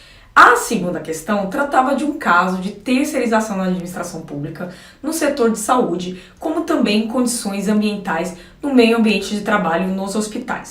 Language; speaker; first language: Portuguese; native; Portuguese